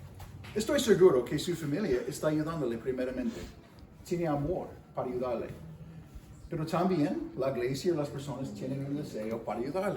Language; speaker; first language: Spanish; non-native, fluent; English